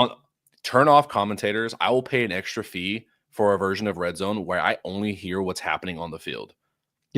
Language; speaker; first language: English; native; English